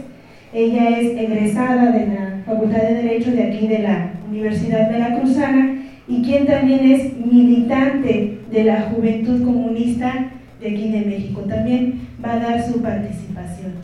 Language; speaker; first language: Spanish; native; Spanish